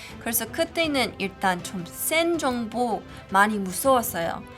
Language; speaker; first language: Korean; non-native, fluent; English